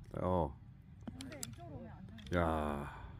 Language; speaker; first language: Korean; native; Korean